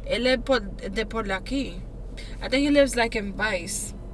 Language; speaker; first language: Spanish; early bilingual, heritage; Spanish